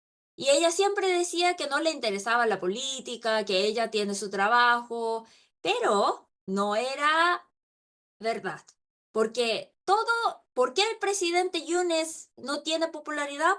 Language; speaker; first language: Spanish; non-native, local second language; Korean